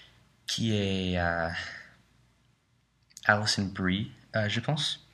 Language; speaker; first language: French; non-native, learner; English